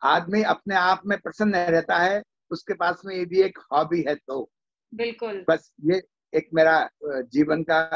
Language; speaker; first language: Hindi; native; Hindi